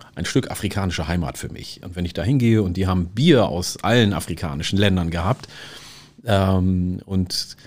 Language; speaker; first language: German; early bilingual, other home language; Oromo